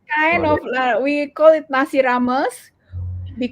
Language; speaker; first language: English; non-native, learner; Indonesian